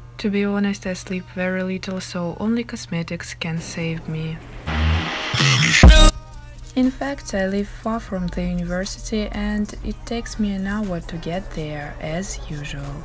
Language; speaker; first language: English; non-native, fluent; Russian